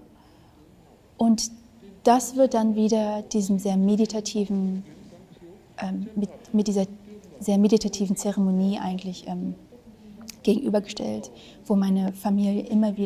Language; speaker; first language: German; early bilingual, other home language; Vietnamese